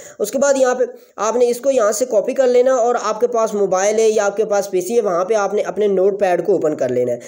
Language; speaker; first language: Urdu; non-native, local second language; Punjabi